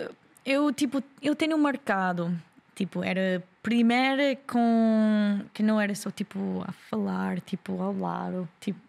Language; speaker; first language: Portuguese; non-native, learner; English